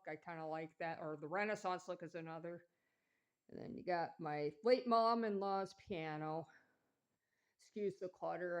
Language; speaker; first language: English; native; English